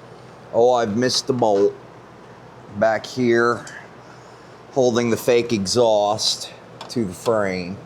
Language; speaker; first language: English; native; English